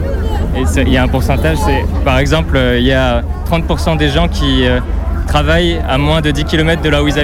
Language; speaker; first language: French; native; French